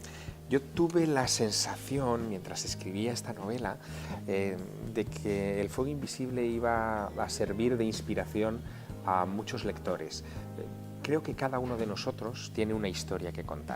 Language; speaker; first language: Spanish; native; Spanish